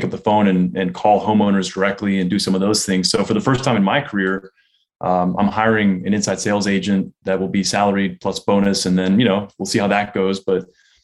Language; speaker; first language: English; native; English